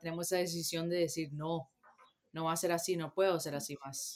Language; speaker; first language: Spanish; early bilingual, heritage; Spanish